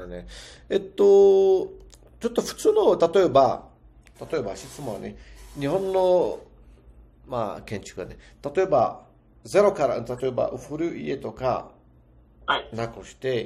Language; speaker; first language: Japanese; non-native, fluent; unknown